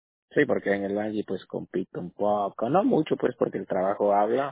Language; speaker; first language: Spanish; native; Spanish